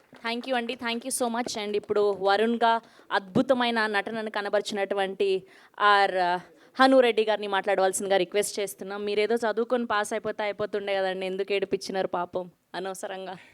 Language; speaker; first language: Telugu; native; Telugu